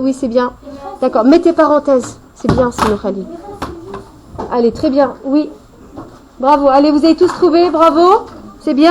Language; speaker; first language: French; native; French